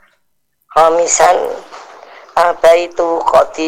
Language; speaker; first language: Arabic; non-native, learner; Indonesian